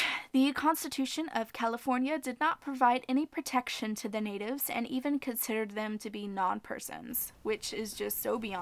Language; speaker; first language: English; native; English